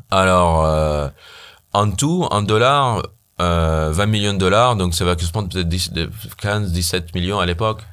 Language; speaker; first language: French; non-native, fluent; Arabic